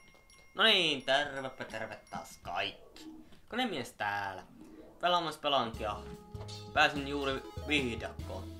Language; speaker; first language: Finnish; native; Finnish